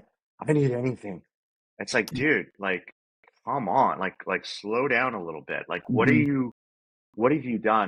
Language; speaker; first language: English; native; English